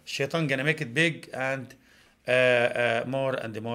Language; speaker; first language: English; non-native, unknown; Arabic